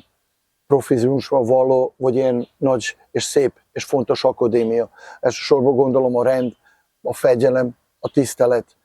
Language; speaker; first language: Hungarian; non-native, fluent; Serbian